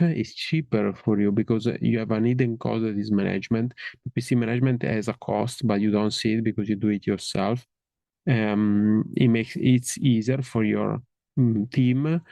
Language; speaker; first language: English; non-native, fluent; Italian